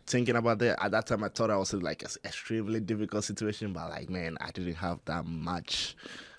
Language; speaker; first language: English; non-native, local second language; Hausa